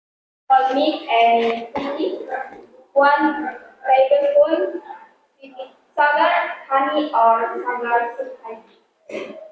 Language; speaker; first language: English; non-native, learner; Indonesian